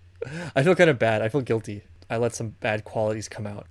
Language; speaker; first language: English; native; English